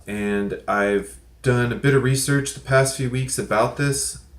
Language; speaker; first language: English; native; English